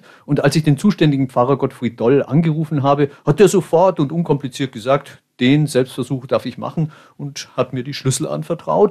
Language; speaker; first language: German; native; German